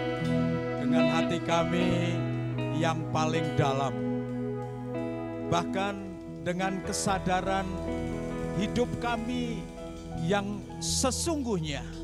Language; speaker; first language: Indonesian; native; Indonesian